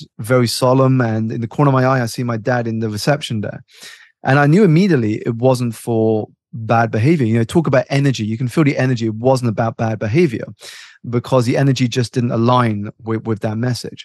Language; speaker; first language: English; native; English